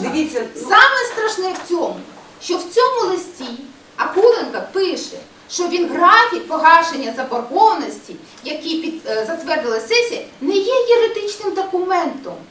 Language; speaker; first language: Ukrainian; native; Ukrainian